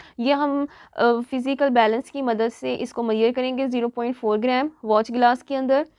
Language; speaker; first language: Urdu; non-native, local second language; Punjabi